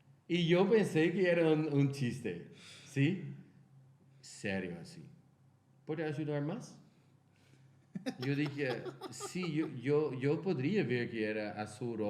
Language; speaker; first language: Spanish; non-native, fluent; Portuguese